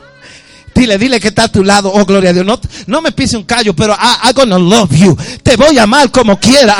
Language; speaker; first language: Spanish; native; Spanish